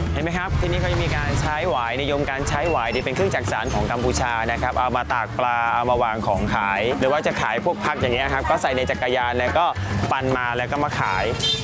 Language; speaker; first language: Thai; non-native, fluent; Khmer